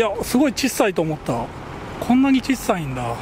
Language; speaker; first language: Japanese; native; Japanese